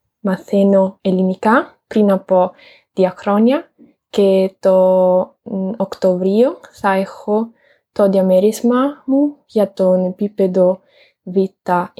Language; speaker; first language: Greek; non-native, learner; Italian